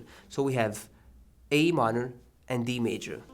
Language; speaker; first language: English; non-native, fluent; Italian